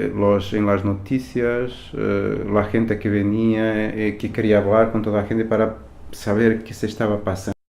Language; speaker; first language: Spanish; non-native, fluent; Portuguese